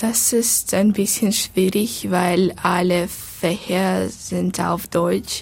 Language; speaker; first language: German; non-native, learner; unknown